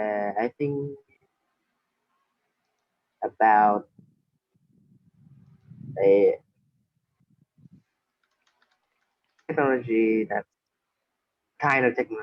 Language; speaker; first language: English; non-native, learner; Vietnamese